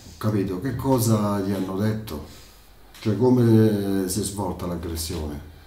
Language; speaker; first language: Italian; native; Italian